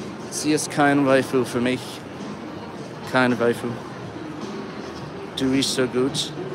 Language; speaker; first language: German; non-native, learner; English